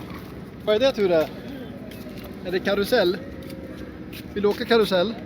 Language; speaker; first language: Swedish; native; Swedish